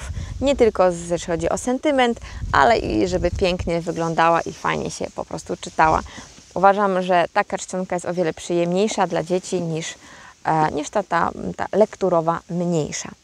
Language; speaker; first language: Polish; native; Polish